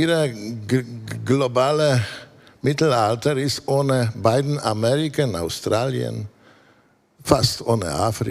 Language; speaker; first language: German; non-native, fluent; Polish